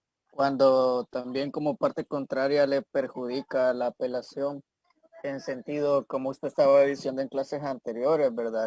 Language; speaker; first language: Spanish; native; Spanish